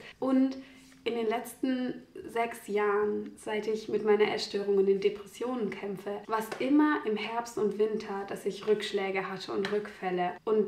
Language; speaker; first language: German; native; German